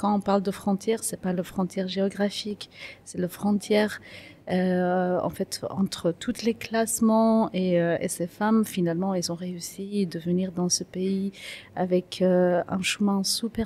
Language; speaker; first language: French; non-native, fluent; Kurdish